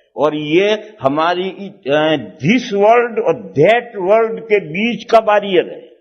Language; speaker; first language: Urdu; non-native, local second language; Gujarati